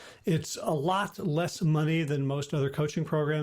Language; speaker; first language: English; native; English